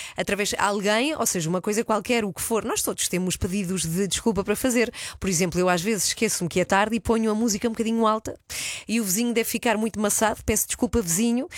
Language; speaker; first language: Portuguese; native; Portuguese